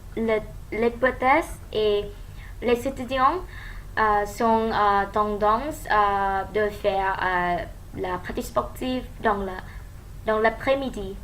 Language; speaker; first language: French; non-native, learner; Thai